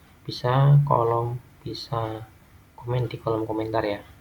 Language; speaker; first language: Indonesian; native; Indonesian